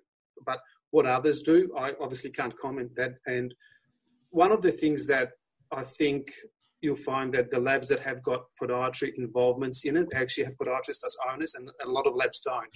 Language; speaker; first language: English; non-native, fluent; Polish